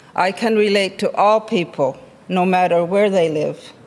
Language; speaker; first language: English; non-native, local second language; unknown